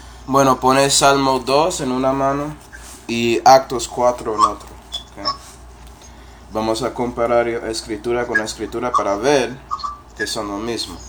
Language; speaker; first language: Spanish; non-native, fluent; English